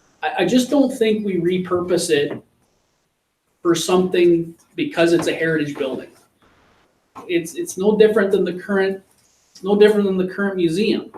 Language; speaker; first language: English; native; English